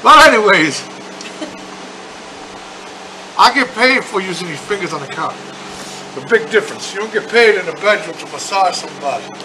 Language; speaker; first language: English; non-native, fluent; Spanish